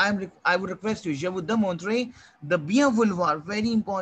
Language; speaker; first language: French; non-native, fluent; Hindi